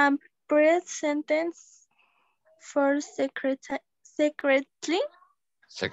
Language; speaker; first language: English; non-native, learner; Spanish